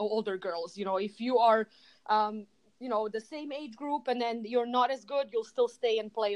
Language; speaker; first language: English; non-native, fluent; Serbian